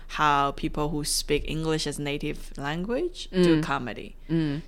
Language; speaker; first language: English; non-native, fluent; Chinese